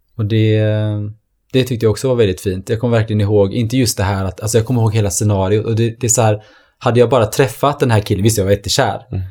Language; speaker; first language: Swedish; early bilingual, other home language; Norwegian